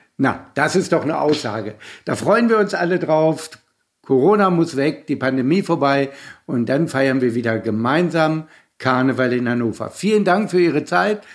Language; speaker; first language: German; native; German